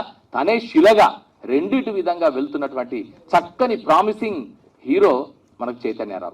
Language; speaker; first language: Telugu; native; Telugu